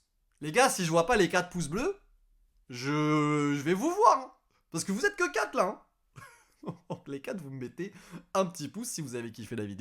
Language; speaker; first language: French; native; French